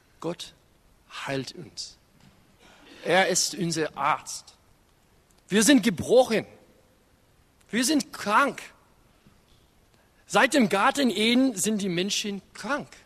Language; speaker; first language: German; non-native, learner; English